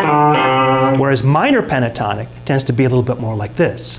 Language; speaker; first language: English; native; English